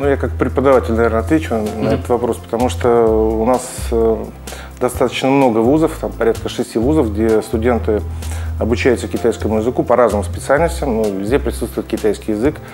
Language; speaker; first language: Russian; native; Russian